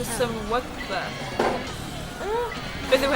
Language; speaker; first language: Welsh; non-native, local second language; English